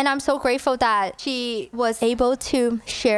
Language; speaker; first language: English; early bilingual, other home language; Cantonese